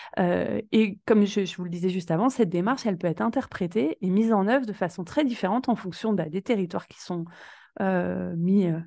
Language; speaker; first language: French; native; French